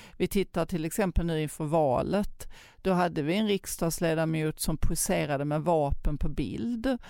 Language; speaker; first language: Swedish; native; Swedish